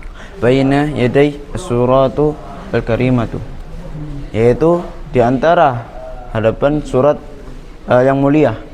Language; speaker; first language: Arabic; non-native, fluent; Indonesian